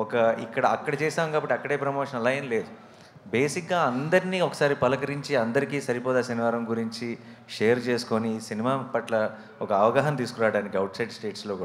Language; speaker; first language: Telugu; native; Telugu